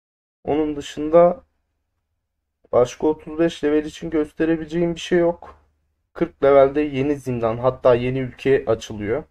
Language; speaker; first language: Turkish; native; Turkish